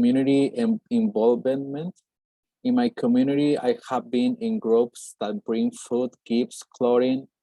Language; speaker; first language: English; non-native, learner; Spanish